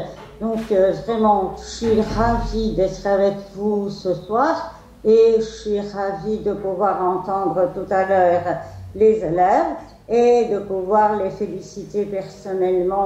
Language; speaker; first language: French; non-native, fluent; Italian